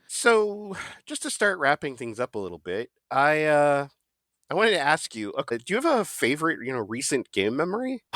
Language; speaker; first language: English; native; English